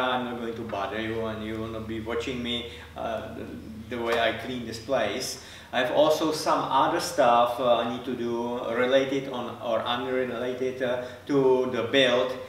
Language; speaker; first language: English; non-native, fluent; Czech